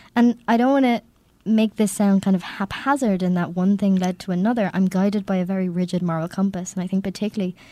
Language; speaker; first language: English; native; English